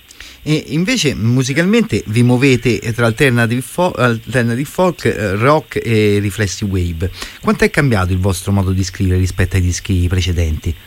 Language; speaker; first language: Italian; native; Italian